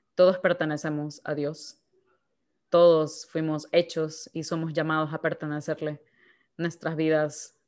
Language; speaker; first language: Spanish; native; Spanish